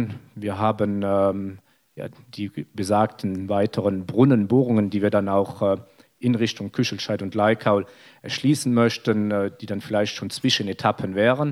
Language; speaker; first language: German; native; German